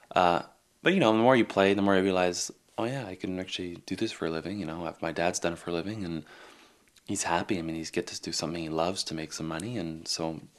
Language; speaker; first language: English; native; English